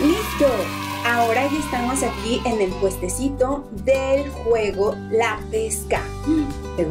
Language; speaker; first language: Spanish; native; Spanish